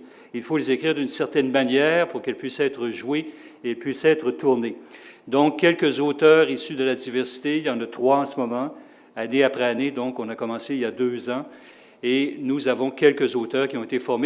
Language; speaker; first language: French; native; French